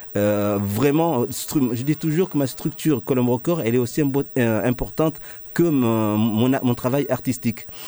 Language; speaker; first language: French; early bilingual, other home language; Ngazidja Comorian